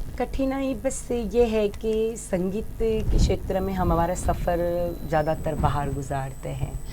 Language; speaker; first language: Hindi; non-native, local second language; Gujarati